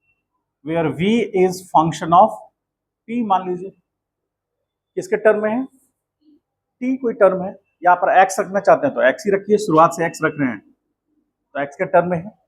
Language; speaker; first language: Hindi; native; Hindi